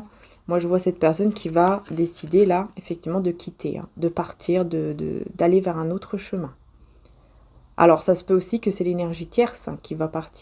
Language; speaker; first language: French; native; French